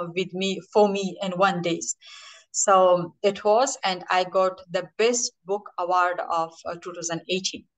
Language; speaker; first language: English; non-native, fluent; Persian